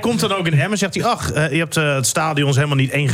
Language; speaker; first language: Dutch; native; Dutch